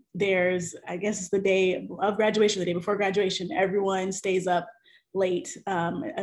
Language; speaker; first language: English; native; English